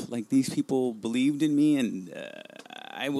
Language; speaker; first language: English; early bilingual, other home language; Spanish